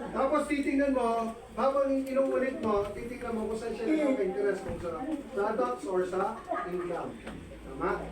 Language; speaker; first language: Filipino; native; Filipino